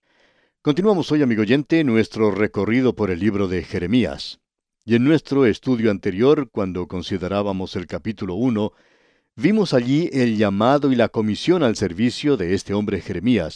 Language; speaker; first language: Spanish; native; Spanish